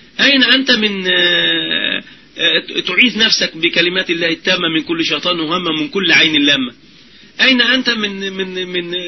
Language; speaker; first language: Arabic; native; Arabic